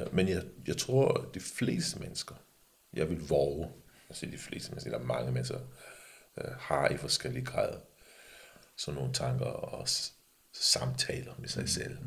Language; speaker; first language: Danish; early bilingual, other home language; English